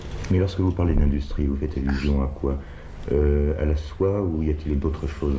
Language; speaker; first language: French; native; French